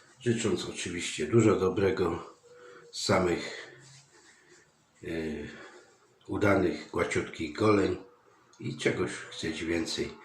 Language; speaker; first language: Polish; native; Polish